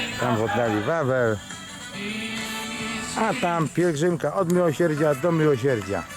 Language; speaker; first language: Polish; native; Polish